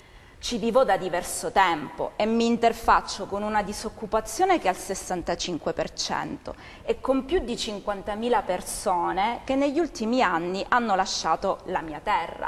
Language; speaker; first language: Italian; native; Italian